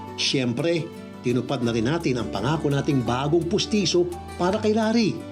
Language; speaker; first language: Filipino; native; Filipino